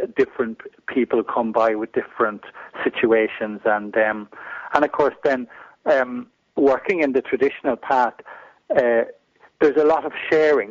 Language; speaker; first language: English; native; English